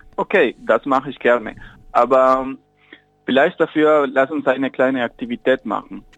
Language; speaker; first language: German; non-native, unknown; Spanish